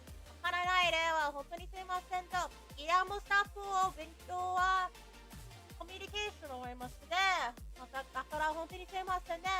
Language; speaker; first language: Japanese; non-native, learner; English